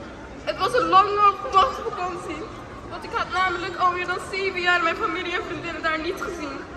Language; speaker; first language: Dutch; early bilingual, other home language; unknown